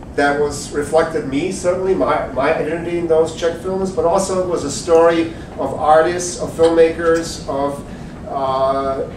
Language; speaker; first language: English; early bilingual, other home language; Czech